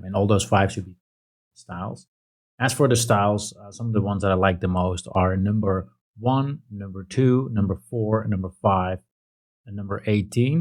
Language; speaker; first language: English; non-native, fluent; Dutch